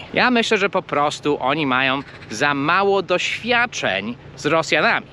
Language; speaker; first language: Polish; early bilingual, heritage; Polish